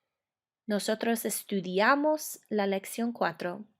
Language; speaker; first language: Spanish; non-native, fluent; English